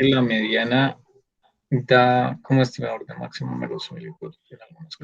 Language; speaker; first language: Spanish; native; Spanish